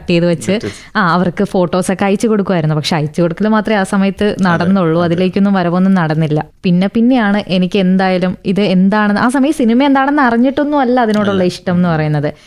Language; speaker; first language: Malayalam; native; Malayalam